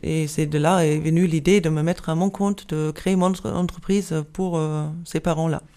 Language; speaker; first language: French; non-native, fluent; German